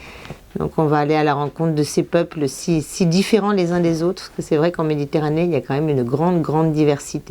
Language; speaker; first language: French; native; French